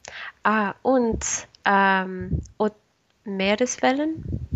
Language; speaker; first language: German; non-native, learner; Spanish